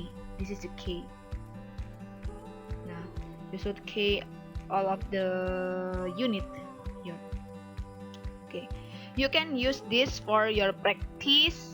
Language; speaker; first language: English; non-native, learner; Indonesian